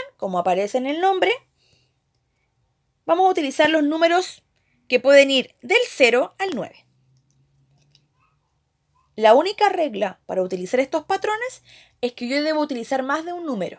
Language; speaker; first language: Spanish; native; Spanish